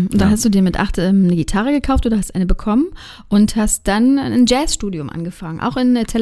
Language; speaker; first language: German; native; German